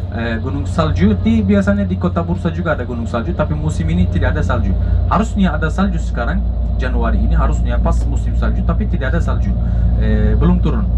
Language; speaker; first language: Indonesian; non-native, fluent; Turkish